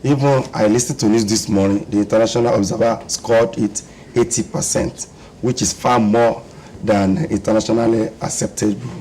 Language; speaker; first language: English; non-native, local second language; Yoruba